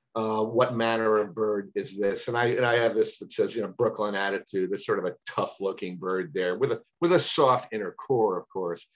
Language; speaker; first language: English; native; English